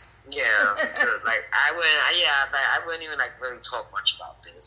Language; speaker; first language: English; early bilingual, other home language; Spanish